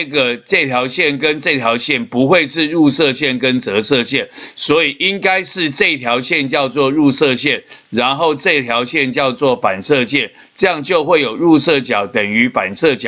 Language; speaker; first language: Chinese; native; Chinese